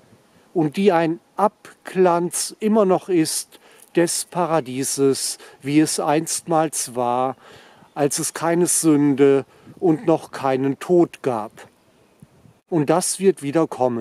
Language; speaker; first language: German; native; German